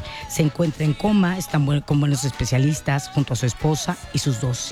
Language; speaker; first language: Spanish; native; Spanish